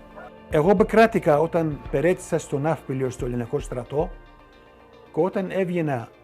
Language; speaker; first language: Greek; non-native, local second language; Turkish